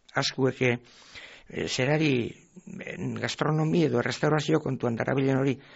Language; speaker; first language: Spanish; non-native, local second language; Basque